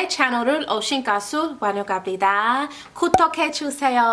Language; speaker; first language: Korean; non-native, learner; English